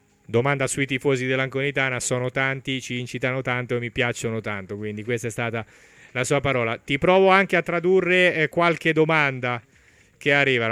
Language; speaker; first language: Italian; native; Italian